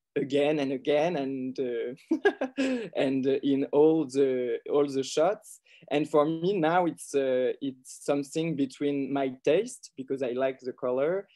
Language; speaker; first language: English; non-native, learner; French